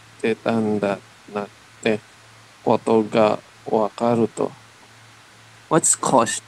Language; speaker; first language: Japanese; non-native, learner; English